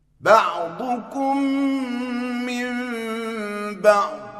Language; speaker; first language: Arabic; native; Arabic